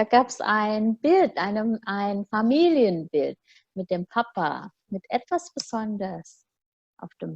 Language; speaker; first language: German; non-native, fluent; Indonesian